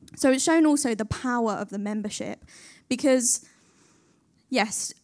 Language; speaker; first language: English; native; English